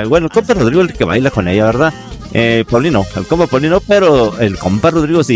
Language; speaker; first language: Spanish; native; Spanish